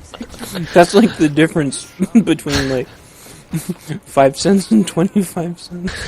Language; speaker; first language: English; native; English